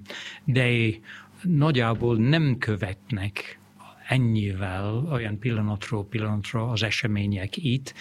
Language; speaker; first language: Hungarian; non-native, fluent; English